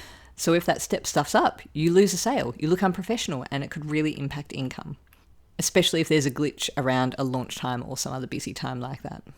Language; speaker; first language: English; native; English